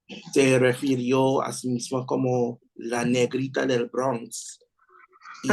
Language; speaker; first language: Spanish; non-native, learner; English